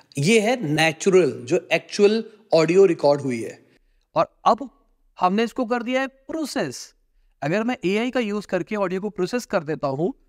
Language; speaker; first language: Hindi; native; Hindi